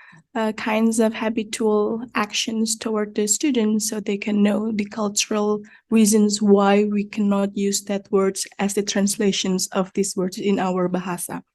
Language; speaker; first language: English; non-native, fluent; Indonesian